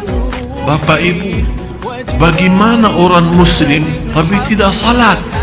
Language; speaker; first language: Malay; non-native, fluent; Arabic